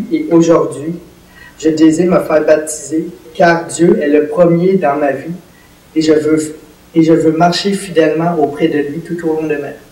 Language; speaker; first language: French; native; French